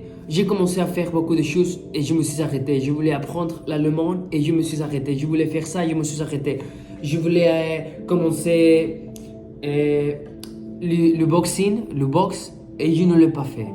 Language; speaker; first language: French; non-native, fluent; Spanish